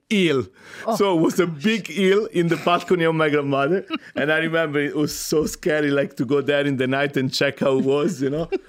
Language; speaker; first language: English; non-native, fluent; Italian